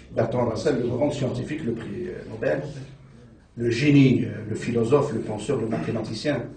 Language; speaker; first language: French; non-native, local second language; Arabic